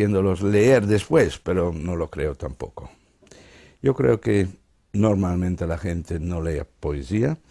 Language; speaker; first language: Spanish; non-native, fluent; Dutch